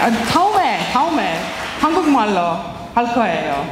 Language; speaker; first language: Korean; non-native, learner; Finnish